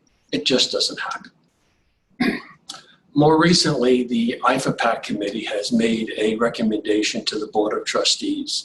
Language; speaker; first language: English; native; English